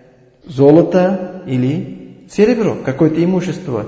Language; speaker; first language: Russian; non-native, learner; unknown